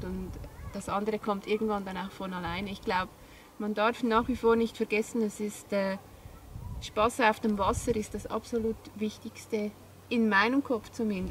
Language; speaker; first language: German; native; German